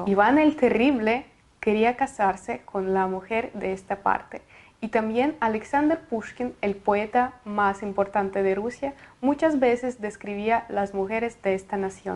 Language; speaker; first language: Spanish; non-native, fluent; Russian